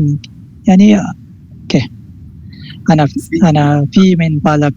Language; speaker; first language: Arabic; non-native, learner; Malayalam